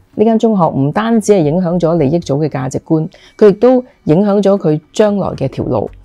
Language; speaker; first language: Chinese; non-native, local second language; Cantonese